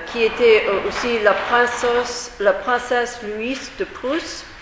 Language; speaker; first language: French; non-native, fluent; English